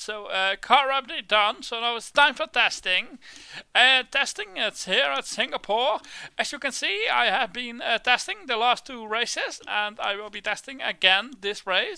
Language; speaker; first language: English; non-native, fluent; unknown